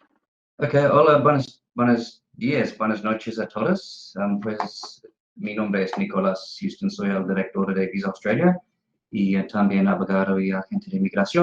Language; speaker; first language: Spanish; non-native, fluent; English